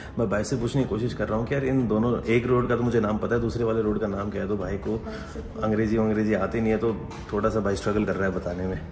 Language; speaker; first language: Hindi; native; Hindi